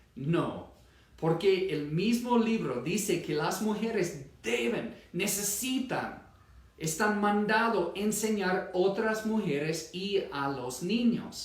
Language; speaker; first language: Spanish; non-native, fluent; English